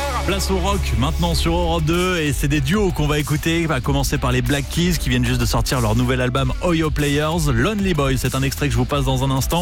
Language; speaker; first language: French; native; French